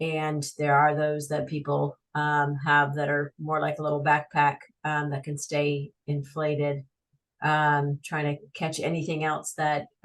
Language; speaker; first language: English; native; English